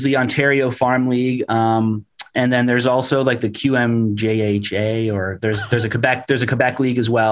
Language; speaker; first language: English; native; English